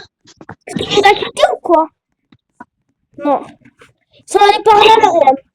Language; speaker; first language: French; native; French